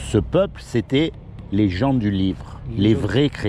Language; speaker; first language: French; native; French